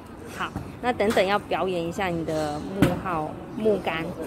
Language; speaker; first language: Chinese; native; Chinese